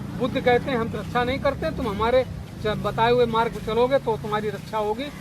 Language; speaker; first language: Hindi; native; Hindi